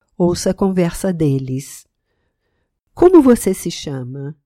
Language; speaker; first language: Portuguese; native; Portuguese